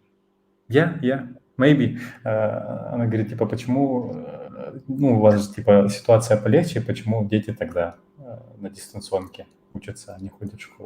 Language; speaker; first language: Russian; native; Russian